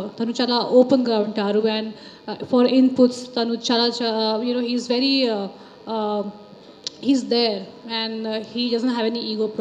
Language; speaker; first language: Telugu; non-native, local second language; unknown